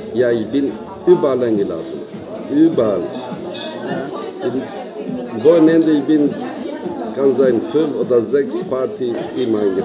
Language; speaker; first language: German; non-native, learner; Albanian